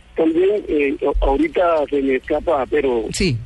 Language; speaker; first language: Spanish; native; Spanish